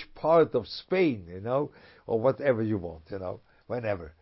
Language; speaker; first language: English; non-native, fluent; German